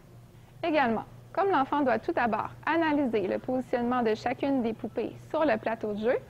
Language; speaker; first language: French; native; French